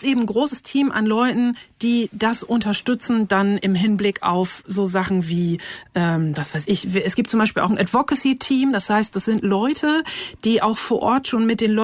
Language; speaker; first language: German; native; German